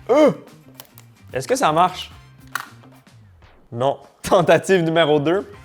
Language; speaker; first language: French; native; French